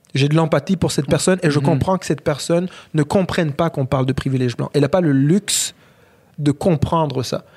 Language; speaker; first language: French; non-native, local second language; Kinyarwanda